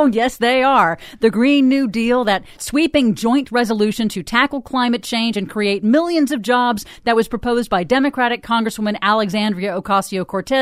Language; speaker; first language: English; native; English